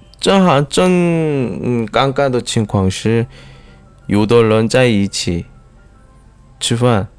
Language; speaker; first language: Chinese; non-native, fluent; Korean